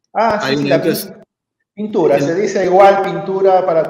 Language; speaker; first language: Spanish; native; Spanish